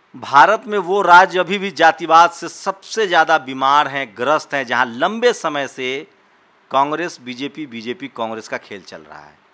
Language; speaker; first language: Hindi; native; Hindi